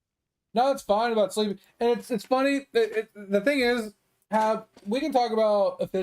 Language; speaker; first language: English; native; English